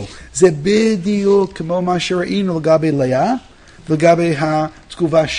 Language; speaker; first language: Hebrew; non-native, fluent; English